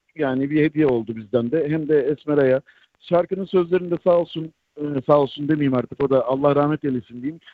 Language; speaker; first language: Turkish; native; Turkish